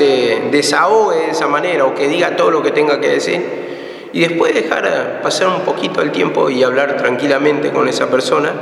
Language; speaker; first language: Spanish; native; Spanish